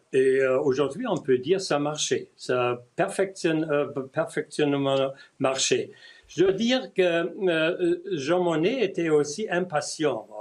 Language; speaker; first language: French; non-native, fluent; German